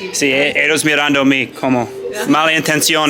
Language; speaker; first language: Spanish; non-native, learner; English